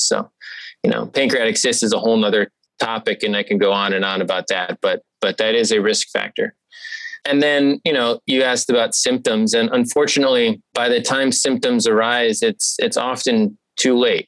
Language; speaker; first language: English; native; English